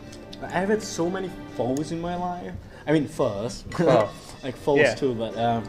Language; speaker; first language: English; non-native, fluent; Vietnamese